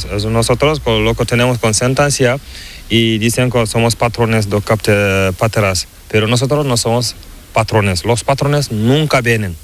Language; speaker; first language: Spanish; non-native, learner; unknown